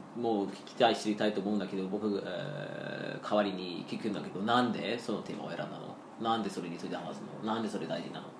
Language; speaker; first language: Japanese; non-native, fluent; English